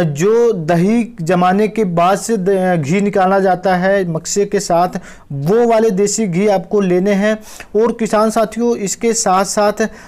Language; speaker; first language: Hindi; native; Hindi